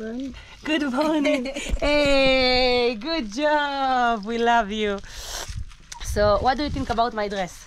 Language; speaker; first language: English; non-native, learner; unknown